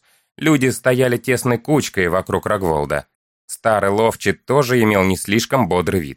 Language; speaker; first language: Russian; native; Russian